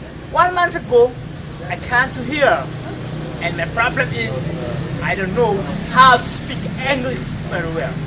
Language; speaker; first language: English; non-native, learner; Indonesian